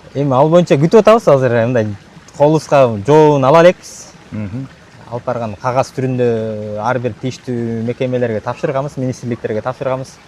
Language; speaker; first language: Kyrgyz; native; Kyrgyz